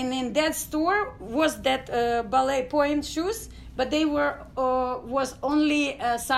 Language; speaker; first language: English; non-native, learner; Ukrainian